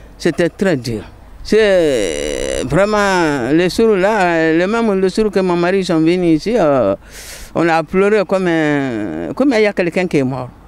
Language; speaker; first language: French; non-native, local second language; Mandingo